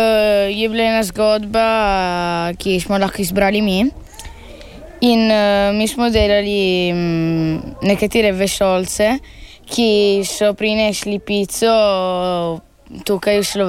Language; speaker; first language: Slovenian; early bilingual, heritage; Italian